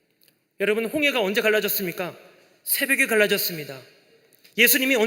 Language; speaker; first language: Korean; native; Korean